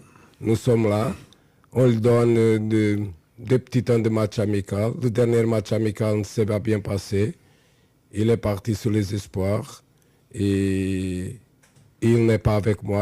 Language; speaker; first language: French; non-native, fluent; Portuguese